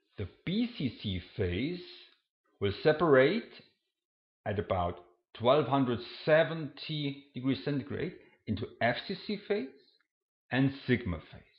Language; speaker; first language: English; non-native, fluent; German